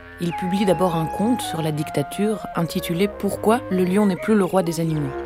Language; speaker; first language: French; native; French